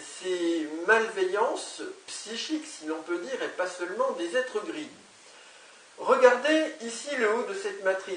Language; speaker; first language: French; native; French